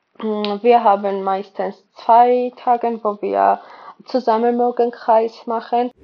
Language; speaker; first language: German; non-native, learner; Georgian